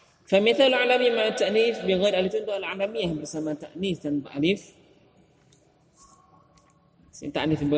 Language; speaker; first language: Arabic; non-native, fluent; Indonesian